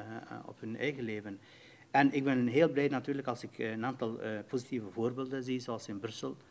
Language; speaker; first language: Dutch; non-native, fluent; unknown